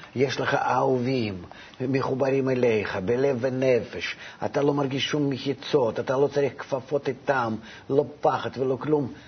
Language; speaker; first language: Hebrew; non-native, fluent; Russian